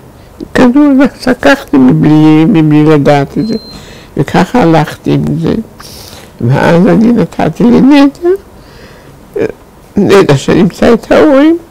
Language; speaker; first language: Hebrew; non-native, fluent; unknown